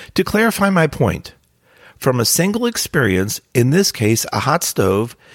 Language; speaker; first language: English; native; English